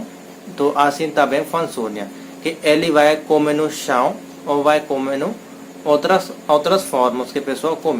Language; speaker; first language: Portuguese; non-native, learner; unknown